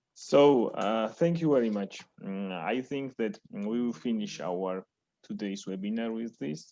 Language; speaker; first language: English; non-native, fluent; Georgian